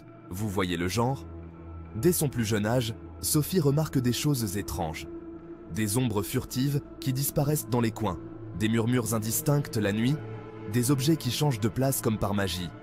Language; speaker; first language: French; native; French